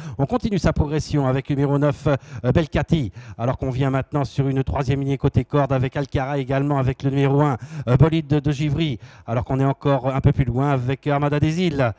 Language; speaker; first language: French; native; French